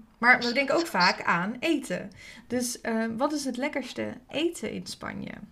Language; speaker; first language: Dutch; native; Dutch